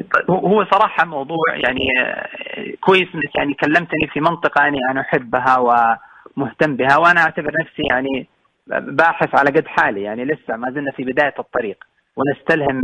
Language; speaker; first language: Arabic; native; Arabic